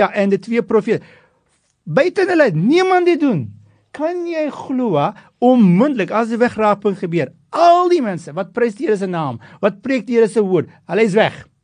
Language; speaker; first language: Afrikaans; non-native, fluent; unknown